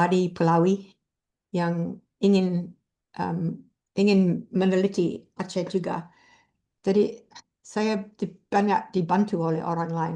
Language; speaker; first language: Indonesian; non-native, fluent; English